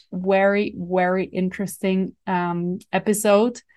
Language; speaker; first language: English; non-native, fluent; German